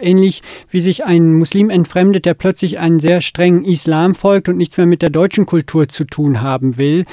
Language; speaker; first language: German; native; German